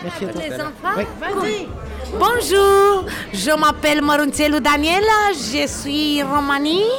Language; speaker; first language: French; non-native, learner; Romanian